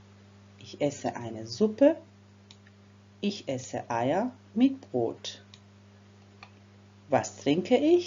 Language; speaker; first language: German; non-native, fluent; Croatian